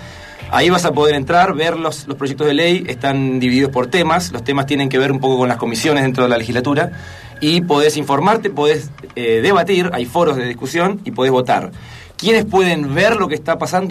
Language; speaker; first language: Spanish; native; Spanish